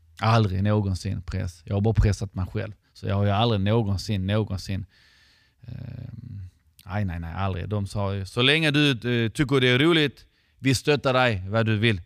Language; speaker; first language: Swedish; non-native, fluent; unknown